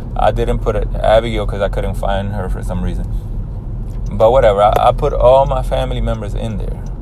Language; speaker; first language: English; early bilingual, other home language; Spanish